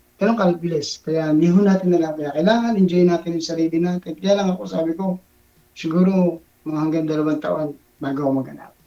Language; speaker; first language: Filipino; native; Filipino